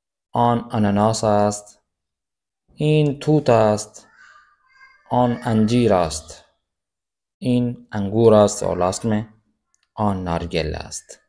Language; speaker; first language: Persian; non-native, fluent; Urdu